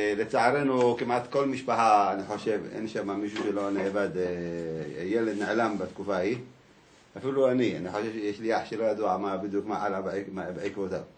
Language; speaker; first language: Hebrew; early bilingual, other home language; Arabic